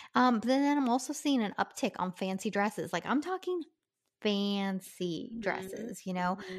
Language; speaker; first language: English; native; English